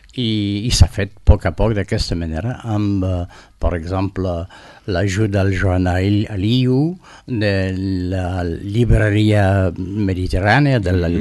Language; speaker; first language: Catalan; non-native, learner; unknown